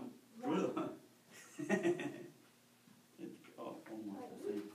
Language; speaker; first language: English; non-native, learner; Spanish